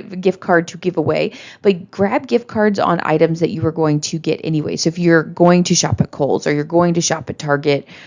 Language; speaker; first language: English; native; English